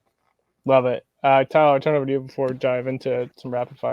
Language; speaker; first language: English; native; English